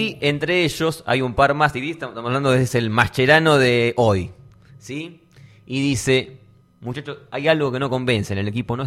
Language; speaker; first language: Spanish; native; Spanish